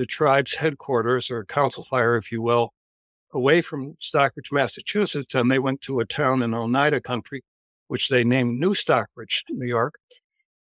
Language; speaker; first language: English; native; English